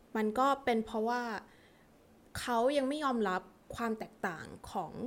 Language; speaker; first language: Thai; early bilingual, heritage; English